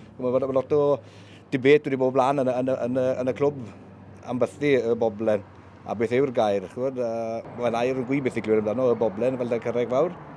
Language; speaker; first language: Welsh; native; Welsh